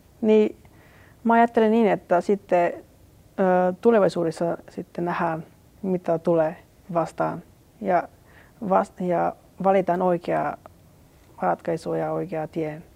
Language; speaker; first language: Finnish; non-native, learner; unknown